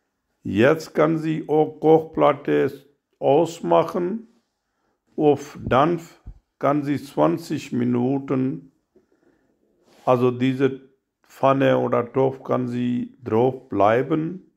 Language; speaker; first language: German; non-native, learner; Urdu